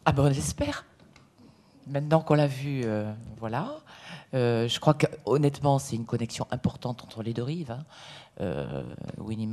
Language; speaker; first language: French; native; French